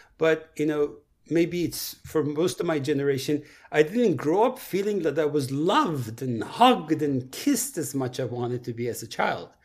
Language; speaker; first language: English; non-native, fluent; Persian